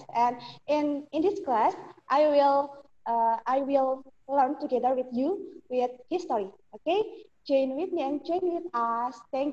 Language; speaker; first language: English; non-native, learner; Indonesian